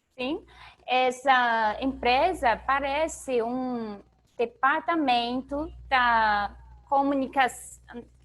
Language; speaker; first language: Portuguese; non-native, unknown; Chinese